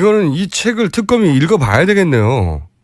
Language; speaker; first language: Korean; native; Korean